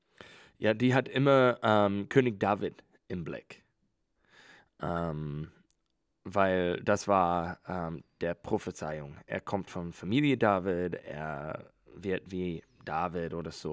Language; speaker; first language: German; non-native, learner; English